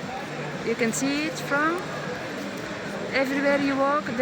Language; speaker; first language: English; non-native, learner; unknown